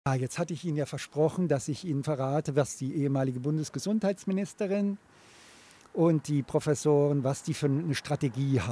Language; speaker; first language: German; native; German